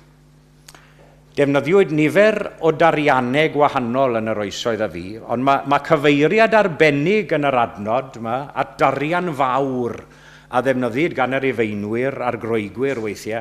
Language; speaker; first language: Welsh; native; Welsh